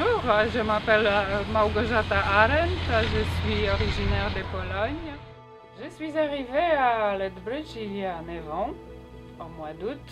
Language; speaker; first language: French; non-native, fluent; Polish